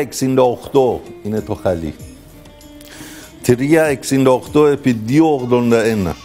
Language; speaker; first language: Greek; non-native, learner; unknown